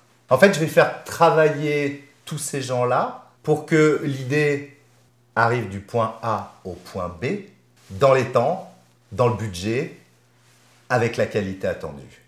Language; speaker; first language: French; native; French